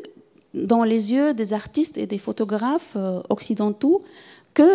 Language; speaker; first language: French; non-native, fluent; Arabic